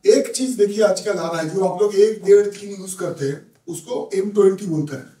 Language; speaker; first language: Hindi; non-native, local second language; Bangla